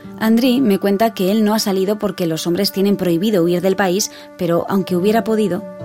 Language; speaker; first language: Spanish; native; Spanish